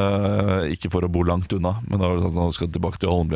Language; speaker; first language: Norwegian; native; Norwegian